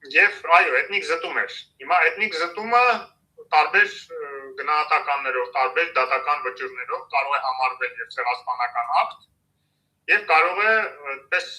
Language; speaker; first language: Armenian; native; Armenian